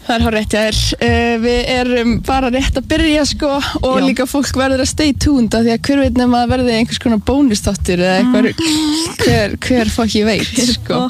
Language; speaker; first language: Icelandic; native; Icelandic